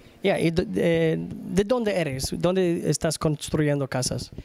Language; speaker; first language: Spanish; non-native, learner; English